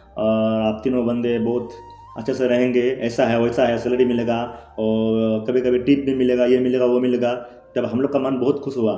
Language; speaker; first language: Hindi; non-native, local second language; Bangla